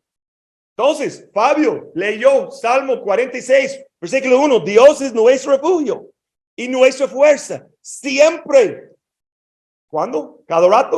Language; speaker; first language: Spanish; non-native, fluent; English